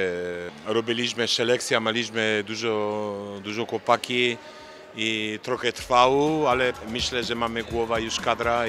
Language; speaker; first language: Polish; non-native, learner; Italian